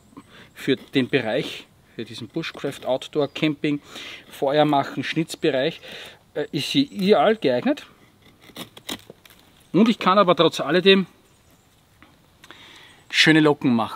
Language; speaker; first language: German; native; German